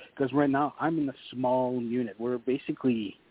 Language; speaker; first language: English; non-native, fluent; French